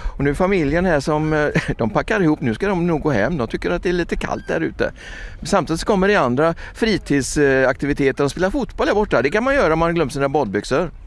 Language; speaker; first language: Swedish; native; Swedish